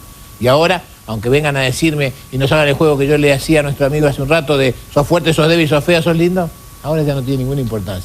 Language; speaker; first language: Spanish; native; Spanish